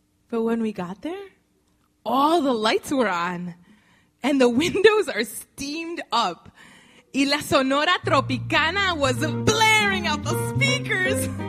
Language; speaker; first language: English; early bilingual, other home language; Spanish